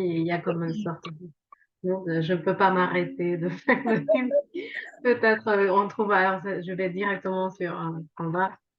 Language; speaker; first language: French; non-native, fluent; Spanish